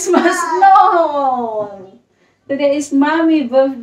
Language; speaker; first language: English; non-native, learner; Malay